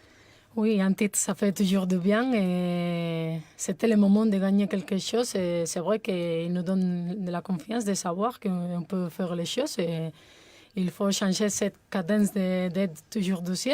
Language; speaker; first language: French; non-native, fluent; Spanish